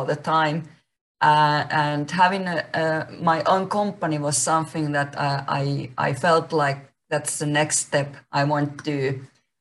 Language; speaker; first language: English; non-native, fluent; Finnish